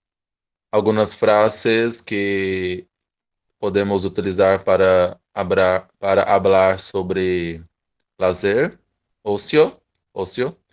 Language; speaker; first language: Spanish; non-native, fluent; Portuguese